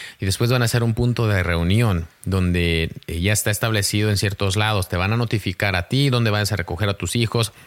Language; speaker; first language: Spanish; early bilingual, heritage; Spanish